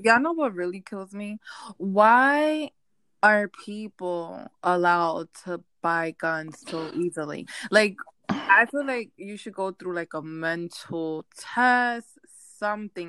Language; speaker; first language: English; early bilingual, other home language; Spanish